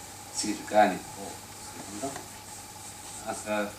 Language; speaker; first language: French; non-native, learner; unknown